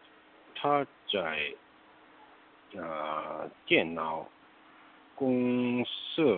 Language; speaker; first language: Chinese; non-native, learner; Korean